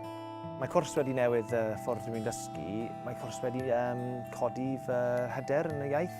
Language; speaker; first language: Welsh; non-native, local second language; English